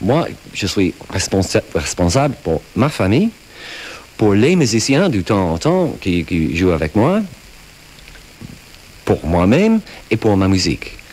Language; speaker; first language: French; non-native, fluent; English